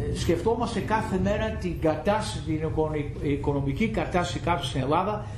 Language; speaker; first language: Greek; early bilingual, heritage; Greek